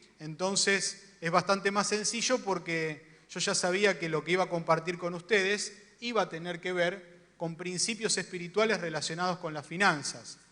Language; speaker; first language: Spanish; native; Spanish